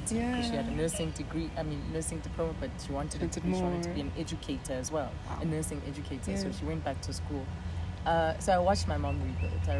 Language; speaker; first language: English; non-native, local second language; Zulu